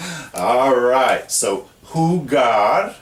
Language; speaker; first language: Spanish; non-native, fluent; English